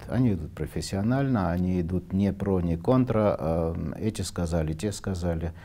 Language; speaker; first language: Russian; non-native, local second language; Armenian